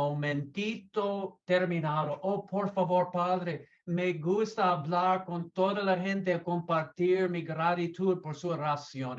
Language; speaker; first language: Spanish; non-native, learner; English